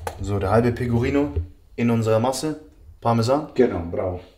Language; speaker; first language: German; native; German